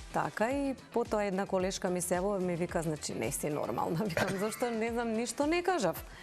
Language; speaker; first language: Macedonian; native; Macedonian